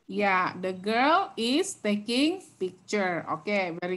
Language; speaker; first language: English; non-native, fluent; Indonesian